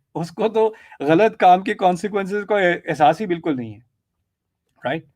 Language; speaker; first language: Urdu; early bilingual, heritage; Urdu